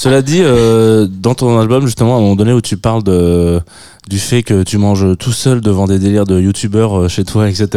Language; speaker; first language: French; native; French